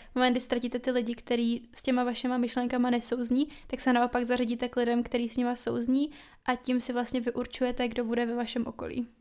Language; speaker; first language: Czech; native; Czech